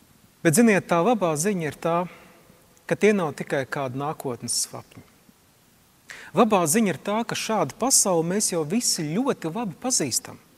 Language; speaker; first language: Latvian; native; Latvian